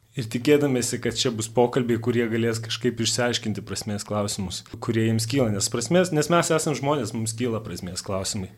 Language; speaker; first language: Lithuanian; native; Lithuanian